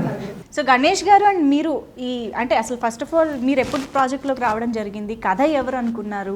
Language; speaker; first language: Telugu; native; Telugu